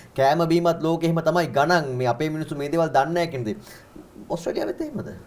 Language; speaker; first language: Sinhala; native; Sinhala